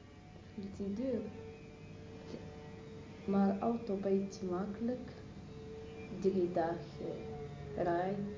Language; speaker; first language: Dutch; non-native, learner; Arabic